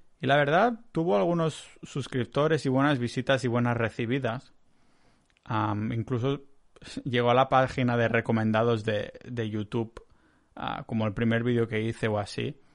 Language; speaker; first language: Spanish; native; Spanish